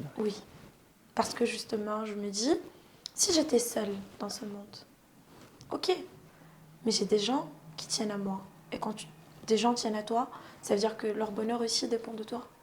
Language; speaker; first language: French; non-native, local second language; Arabic